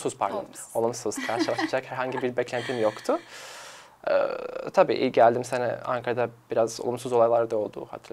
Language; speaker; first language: Turkish; non-native, fluent; Serbian